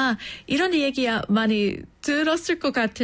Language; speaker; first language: Korean; non-native, fluent; English